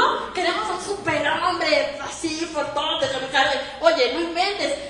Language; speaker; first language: Spanish; native; Spanish